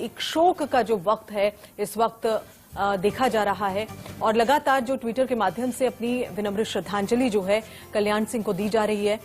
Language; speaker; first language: Hindi; native; Hindi